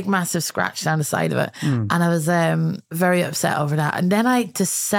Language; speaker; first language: English; native; English